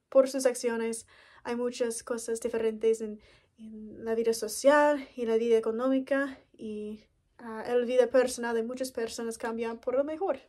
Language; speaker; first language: Spanish; non-native, learner; English